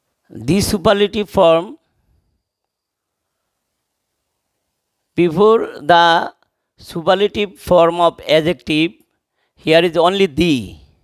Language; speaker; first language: English; non-native, local second language; Bangla